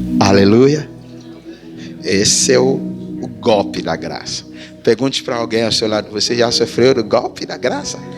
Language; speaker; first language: Portuguese; non-native, fluent; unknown